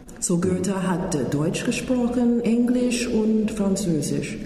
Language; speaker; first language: German; non-native, learner; English